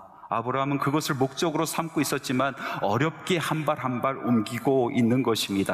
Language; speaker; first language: Korean; native; Korean